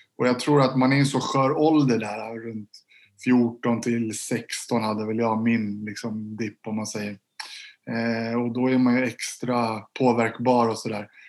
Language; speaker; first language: Swedish; native; Swedish